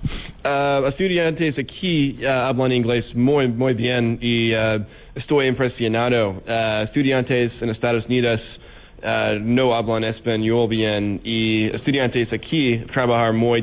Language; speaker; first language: Spanish; non-native, learner; English